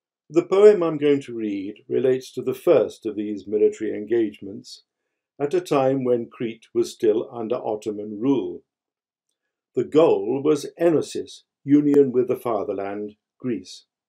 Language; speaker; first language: English; native; English